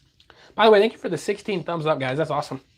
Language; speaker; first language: English; native; English